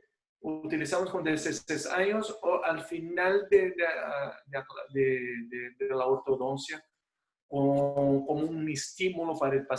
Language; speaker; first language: Spanish; non-native, fluent; Portuguese